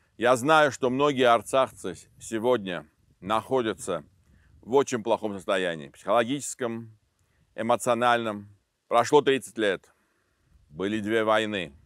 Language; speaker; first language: Russian; non-native, local second language; Armenian